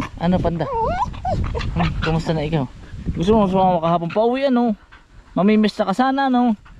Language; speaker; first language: Filipino; native; Filipino